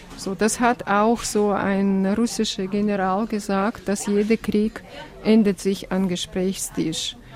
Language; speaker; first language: German; non-native, fluent; Russian